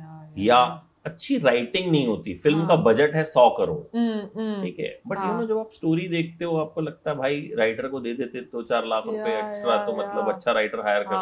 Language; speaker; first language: Hindi; native; Hindi